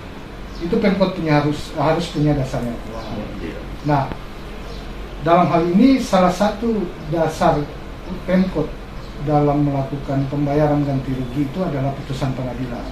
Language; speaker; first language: Indonesian; native; Indonesian